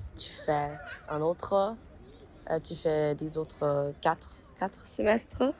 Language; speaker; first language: French; non-native, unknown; German